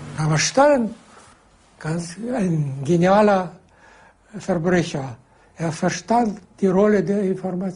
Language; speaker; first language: German; non-native, fluent; Russian